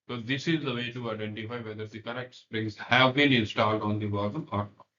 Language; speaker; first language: English; non-native, local second language; Hindi